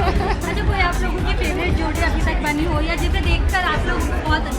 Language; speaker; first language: Hindi; native; Hindi